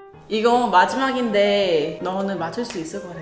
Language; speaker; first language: Korean; non-native, fluent; Thai